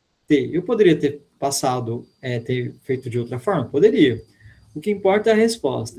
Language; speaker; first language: Portuguese; native; Portuguese